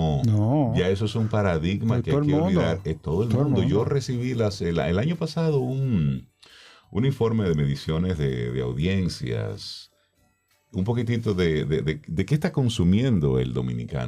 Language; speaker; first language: Spanish; native; Spanish